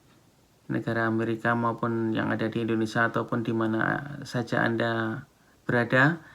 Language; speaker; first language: Indonesian; non-native, local second language; Javanese